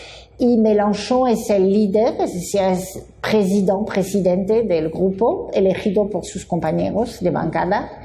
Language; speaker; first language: Spanish; non-native, fluent; French